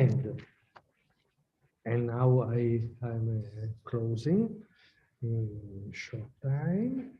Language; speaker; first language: English; non-native, learner; Italian